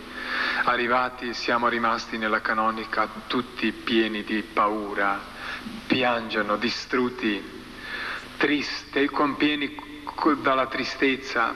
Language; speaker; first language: Italian; non-native, learner; Croatian